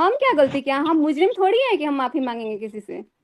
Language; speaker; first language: Hindi; native; Hindi